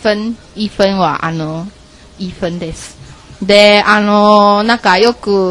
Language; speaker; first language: Japanese; non-native, fluent; Chinese